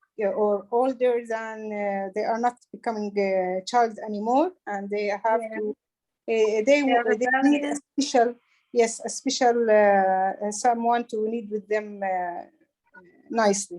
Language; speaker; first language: English; non-native, learner; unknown